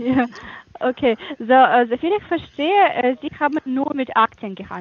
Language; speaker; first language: German; non-native, fluent; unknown